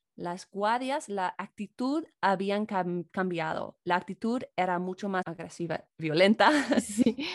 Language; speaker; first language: Spanish; non-native, fluent; English